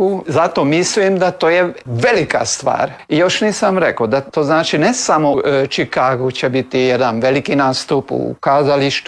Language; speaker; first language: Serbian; early bilingual, heritage; Serbian